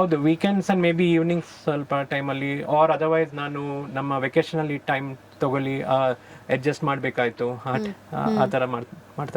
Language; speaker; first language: Kannada; non-native, learner; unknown